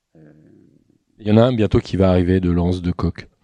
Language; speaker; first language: French; native; French